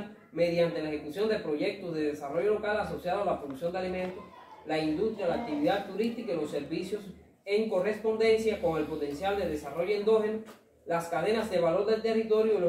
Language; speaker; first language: Spanish; native; Spanish